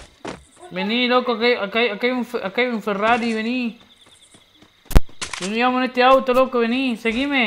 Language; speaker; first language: Spanish; native; Spanish